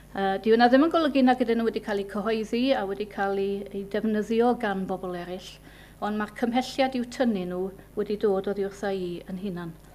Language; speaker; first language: Welsh; native; Welsh